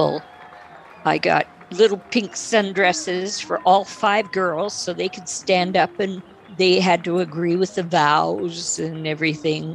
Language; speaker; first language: English; native; English